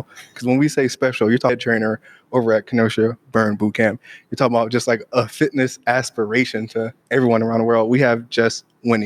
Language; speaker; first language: English; native; English